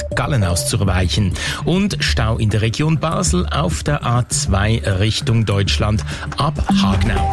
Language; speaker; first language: German; native; German